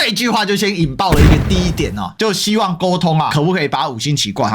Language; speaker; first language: Chinese; native; Chinese